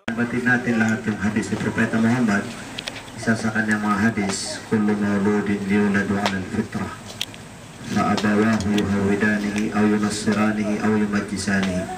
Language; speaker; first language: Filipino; non-native, local second language; Maguindanaon